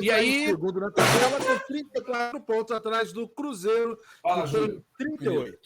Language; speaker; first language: Portuguese; native; Portuguese